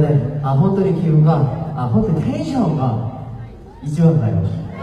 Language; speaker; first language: Japanese; non-native, learner; Korean